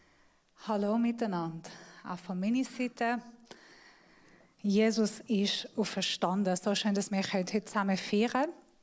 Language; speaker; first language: German; non-native, fluent; Persian